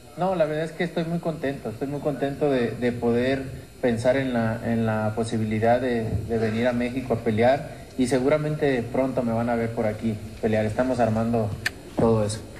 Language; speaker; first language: Spanish; native; Spanish